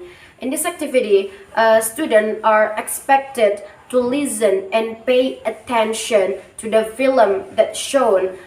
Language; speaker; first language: English; non-native, learner; Indonesian